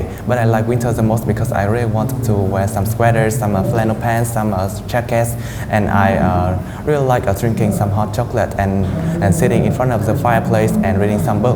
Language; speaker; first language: English; non-native, fluent; Vietnamese